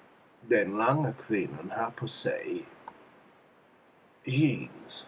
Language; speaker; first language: Swedish; non-native, learner; English